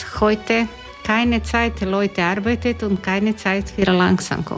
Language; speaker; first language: German; non-native, learner; Croatian